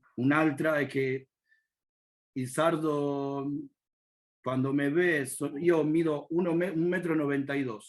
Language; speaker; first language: Italian; non-native, learner; Spanish